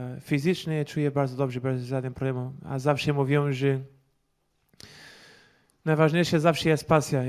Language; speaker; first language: Polish; non-native, learner; Portuguese